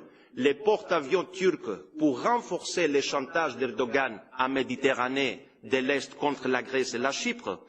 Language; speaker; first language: French; non-native, fluent; Greek